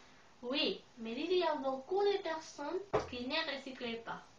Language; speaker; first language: French; non-native, learner; Spanish